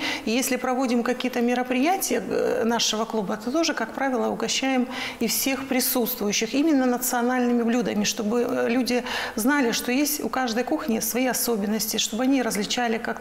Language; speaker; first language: Russian; native; Russian